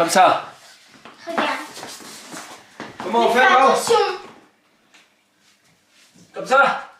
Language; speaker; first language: French; native; French